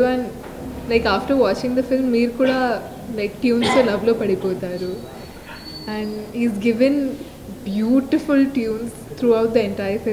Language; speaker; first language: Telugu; non-native, local second language; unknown